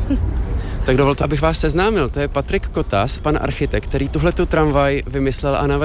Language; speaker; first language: Czech; native; Czech